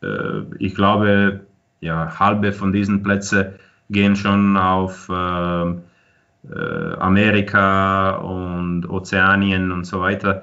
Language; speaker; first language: German; non-native, fluent; Croatian